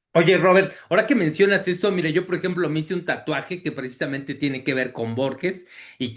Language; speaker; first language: Spanish; native; Spanish